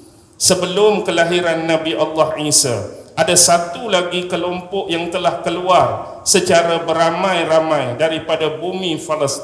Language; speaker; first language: Malay; native; Malay